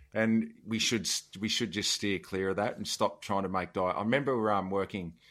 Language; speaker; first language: English; native; English